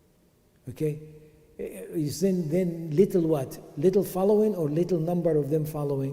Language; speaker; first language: English; non-native, fluent; Arabic